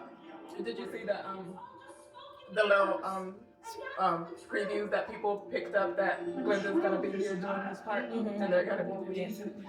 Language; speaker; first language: English; native; English